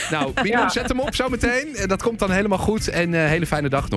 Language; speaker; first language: Dutch; native; Dutch